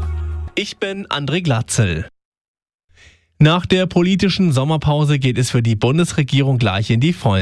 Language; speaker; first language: German; native; German